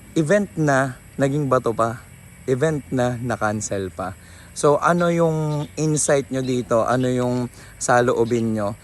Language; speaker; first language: Filipino; native; Filipino